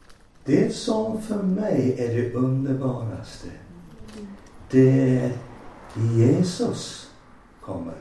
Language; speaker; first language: Swedish; non-native, fluent; English